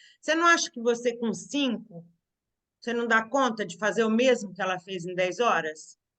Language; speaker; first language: Portuguese; native; Portuguese